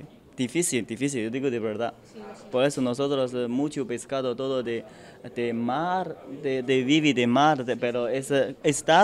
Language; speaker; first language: Spanish; non-native, learner; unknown